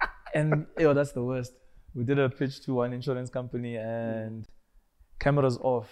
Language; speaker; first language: English; non-native, local second language; Zulu